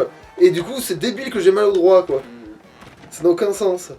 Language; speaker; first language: French; native; French